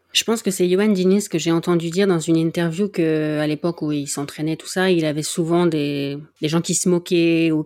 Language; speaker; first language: French; native; French